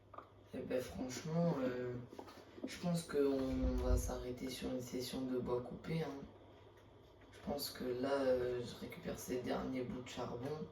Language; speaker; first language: French; native; French